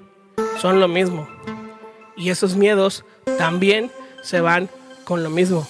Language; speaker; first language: Spanish; native; Spanish